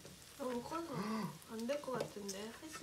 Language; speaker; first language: Korean; non-native, fluent; Japanese